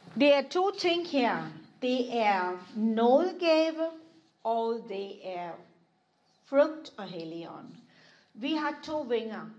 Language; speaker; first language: Danish; non-native, fluent; English